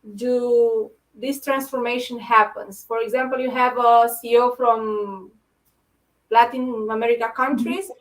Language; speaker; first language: English; non-native, fluent; Romanian